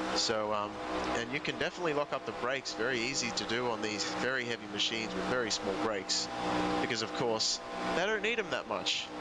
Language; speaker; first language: English; native; English